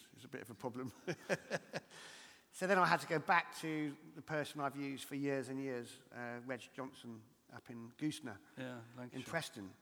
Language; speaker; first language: English; native; English